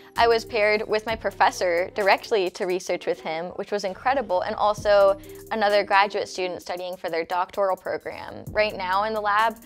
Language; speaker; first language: English; native; English